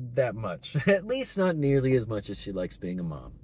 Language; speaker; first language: English; native; English